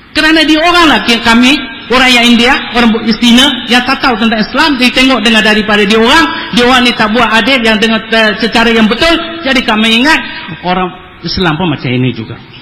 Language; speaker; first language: Malay; non-native, local second language; Tamil